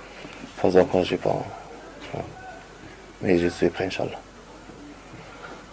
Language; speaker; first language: French; non-native, learner; Arabic